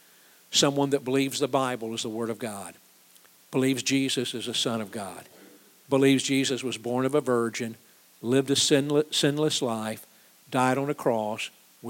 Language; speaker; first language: English; native; English